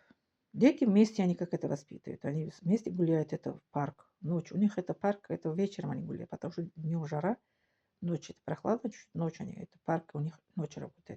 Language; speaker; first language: Russian; non-native, local second language; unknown